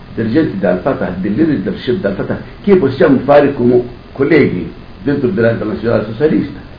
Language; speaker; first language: Italian; non-native, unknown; Arabic